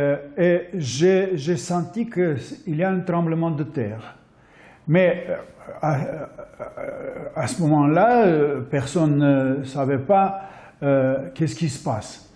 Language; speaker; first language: French; non-native, fluent; Armenian